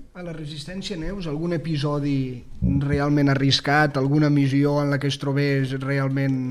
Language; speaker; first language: Catalan; native; Catalan